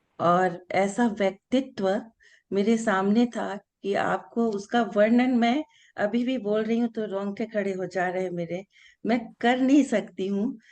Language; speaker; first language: Hindi; non-native, local second language; Bangla